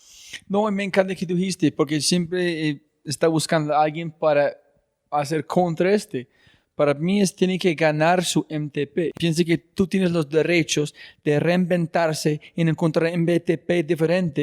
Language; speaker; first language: Spanish; non-native, fluent; English